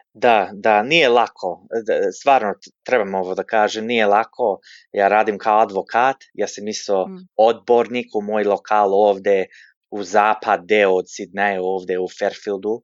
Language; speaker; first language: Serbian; early bilingual, heritage; Serbian